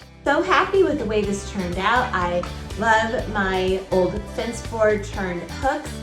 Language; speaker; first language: English; native; English